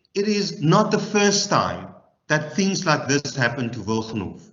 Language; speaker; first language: English; non-native, local second language; Afrikaans